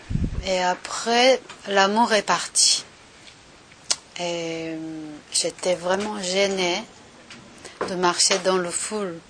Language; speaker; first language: French; non-native, learner; Japanese